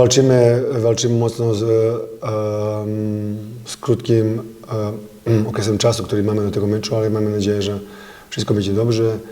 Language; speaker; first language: Polish; non-native, fluent; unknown